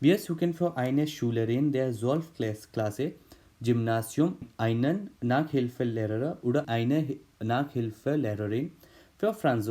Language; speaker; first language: German; non-native, learner; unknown